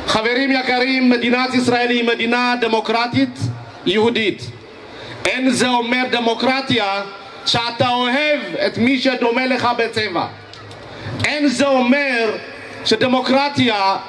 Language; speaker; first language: Hebrew; non-native, fluent; Amharic